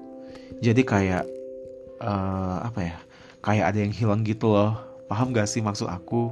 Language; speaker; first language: Indonesian; native; Indonesian